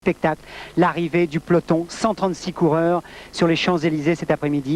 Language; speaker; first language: French; native; French